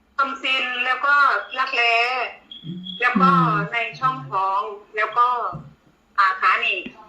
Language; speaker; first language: Thai; native; Thai